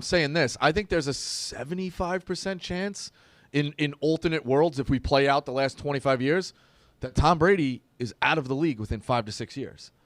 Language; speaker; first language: English; native; English